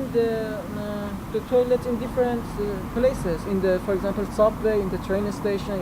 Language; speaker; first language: English; non-native, learner; Persian